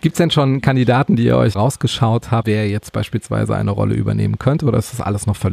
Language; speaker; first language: German; native; German